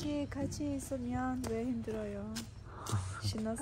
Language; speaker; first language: Korean; non-native, learner; Persian